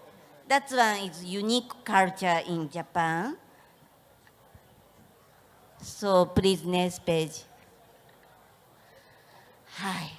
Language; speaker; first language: English; non-native, learner; Japanese